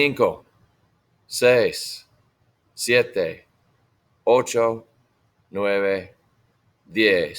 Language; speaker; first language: Spanish; non-native, fluent; English